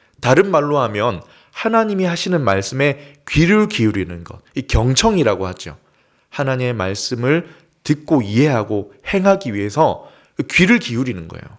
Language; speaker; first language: Korean; native; Korean